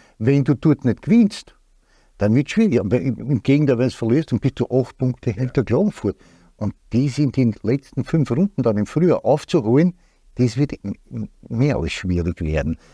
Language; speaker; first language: German; native; German